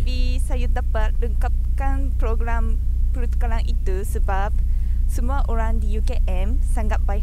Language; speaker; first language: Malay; non-native, fluent; Japanese